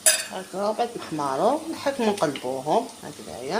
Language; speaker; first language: Arabic; native; Arabic